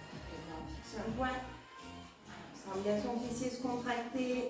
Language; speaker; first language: French; native; French